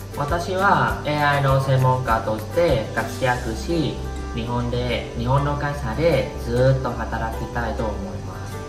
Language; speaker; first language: Japanese; non-native, learner; Vietnamese